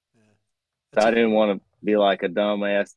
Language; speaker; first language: English; non-native, fluent; Portuguese